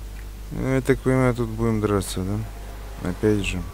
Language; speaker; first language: Russian; native; Russian